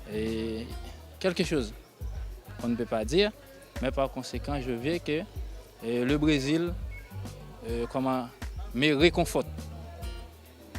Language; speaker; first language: French; non-native, local second language; Haitian Creole